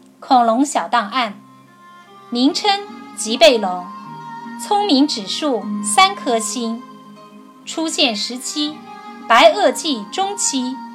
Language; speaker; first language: Chinese; native; Chinese